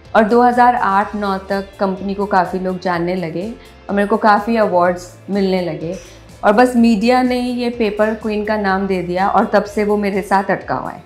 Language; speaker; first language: Hindi; native; Hindi